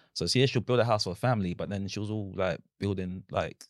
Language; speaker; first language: English; early bilingual, other home language; Akan